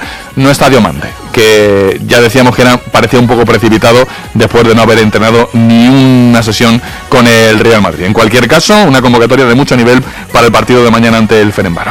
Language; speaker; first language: Spanish; native; Spanish